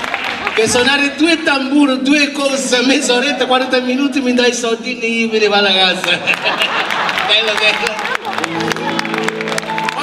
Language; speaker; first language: Italian; non-native, fluent; Portuguese